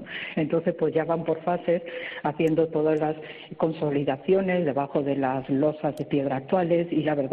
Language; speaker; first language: Spanish; native; Spanish